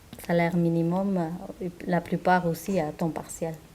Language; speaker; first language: French; non-native, fluent; Portuguese